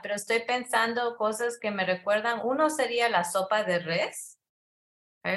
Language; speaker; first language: Spanish; early bilingual, heritage; Spanish